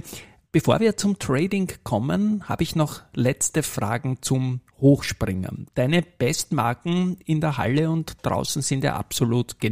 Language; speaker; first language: German; native; German